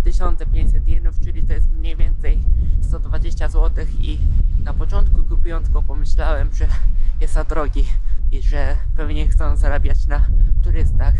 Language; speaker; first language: Polish; non-native, fluent; Japanese